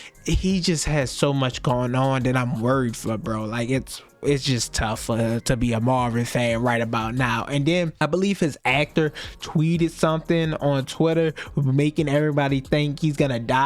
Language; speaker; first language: English; native; English